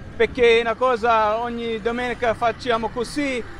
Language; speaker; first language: Italian; non-native, fluent; English